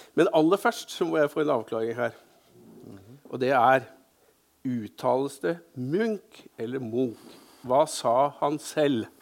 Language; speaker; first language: Norwegian; native; Norwegian